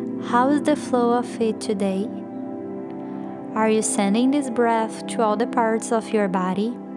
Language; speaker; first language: English; non-native, fluent; Portuguese